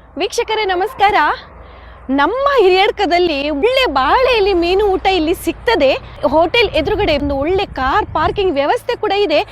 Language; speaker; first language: Kannada; non-native, local second language; Tulu